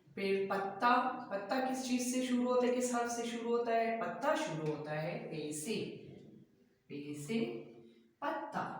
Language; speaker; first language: Urdu; native; Urdu